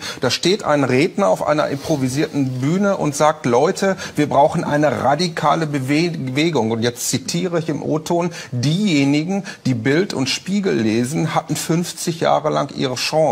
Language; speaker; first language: German; native; German